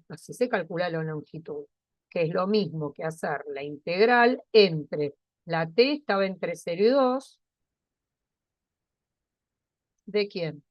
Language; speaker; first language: Spanish; native; Spanish